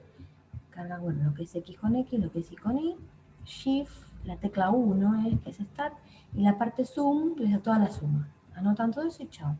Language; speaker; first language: Spanish; native; Spanish